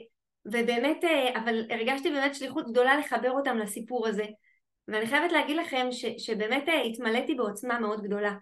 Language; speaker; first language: Hebrew; native; Hebrew